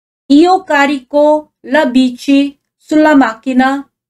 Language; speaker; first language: Italian; non-native, fluent; Korean